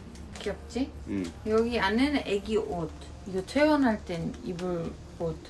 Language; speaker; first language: Korean; non-native, fluent; German